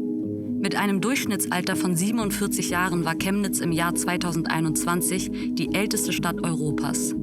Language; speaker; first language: German; native; German